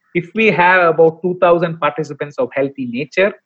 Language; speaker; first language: English; non-native, local second language; Malayalam